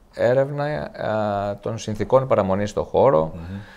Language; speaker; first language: Greek; native; Greek